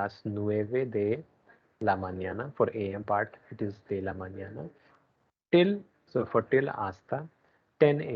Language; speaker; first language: Spanish; non-native, learner; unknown